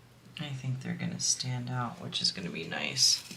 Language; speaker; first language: English; native; English